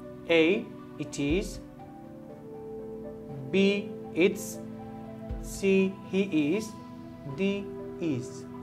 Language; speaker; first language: English; non-native, fluent; Turkish